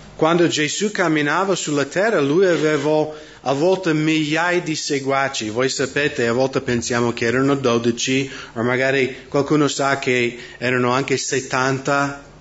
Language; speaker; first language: Italian; non-native, fluent; English